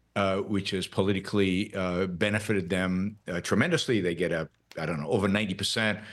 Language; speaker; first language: English; non-native, fluent; Hebrew